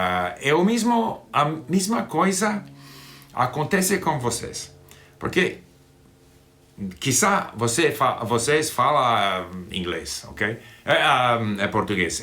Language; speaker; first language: Portuguese; non-native, fluent; English